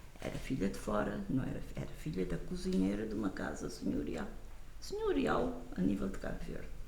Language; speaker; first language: Portuguese; non-native, local second language; Kabuverdianu